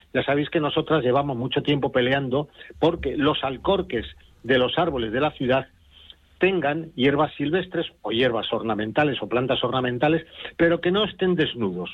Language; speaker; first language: Spanish; native; Spanish